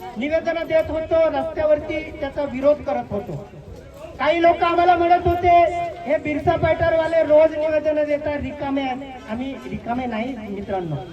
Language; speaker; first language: Marathi; native; Marathi